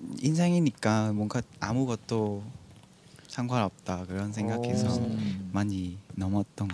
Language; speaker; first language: Korean; non-native, learner; Vietnamese